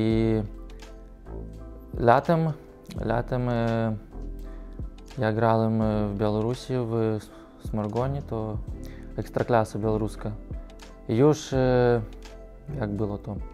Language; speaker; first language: Polish; non-native, learner; Russian